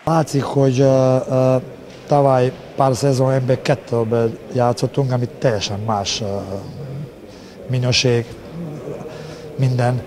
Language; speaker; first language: Hungarian; non-native, learner; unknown